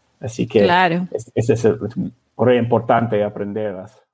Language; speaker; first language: Spanish; non-native, learner; English